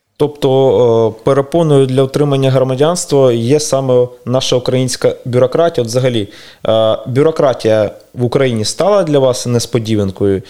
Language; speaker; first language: Ukrainian; native; Ukrainian